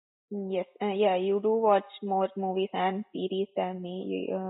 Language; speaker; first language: English; non-native, local second language; Malayalam